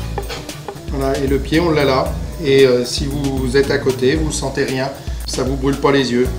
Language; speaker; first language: French; native; French